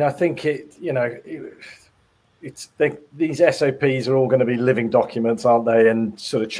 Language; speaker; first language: English; native; English